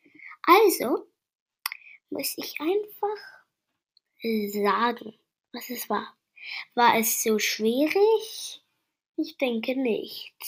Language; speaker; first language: German; non-native, learner; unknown